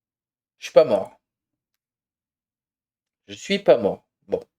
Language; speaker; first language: French; native; French